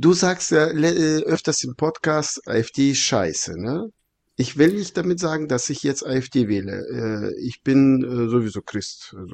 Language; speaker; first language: German; non-native, fluent; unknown